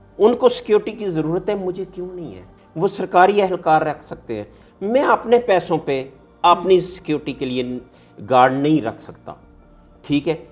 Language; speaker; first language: Urdu; non-native, local second language; Punjabi